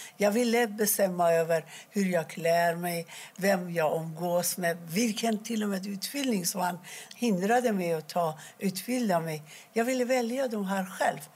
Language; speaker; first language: Swedish; non-native, fluent; Persian